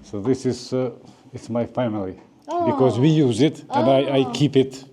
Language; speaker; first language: English; non-native, learner; Albanian